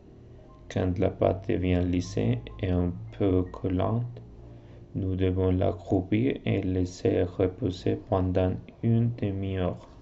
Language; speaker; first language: French; non-native, learner; Spanish